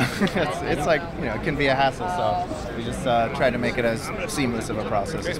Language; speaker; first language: English; native; English